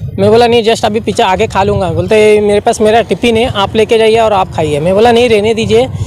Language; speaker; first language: Hindi; non-native, local second language; Marathi